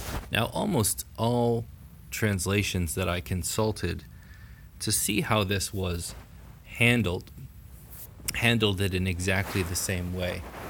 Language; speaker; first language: English; native; English